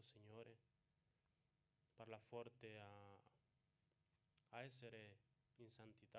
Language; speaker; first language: Italian; non-native, fluent; Spanish